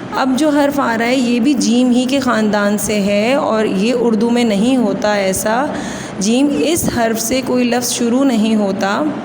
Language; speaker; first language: Urdu; non-native, local second language; Sindhi